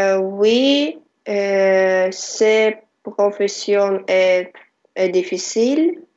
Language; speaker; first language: French; non-native, learner; Russian